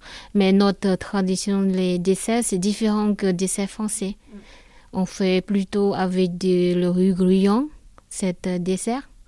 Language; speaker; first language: French; non-native, learner; Khmer